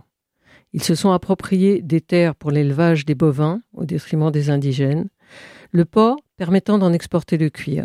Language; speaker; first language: French; native; French